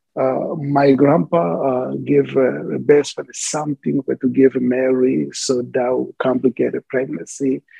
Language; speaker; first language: English; non-native, fluent; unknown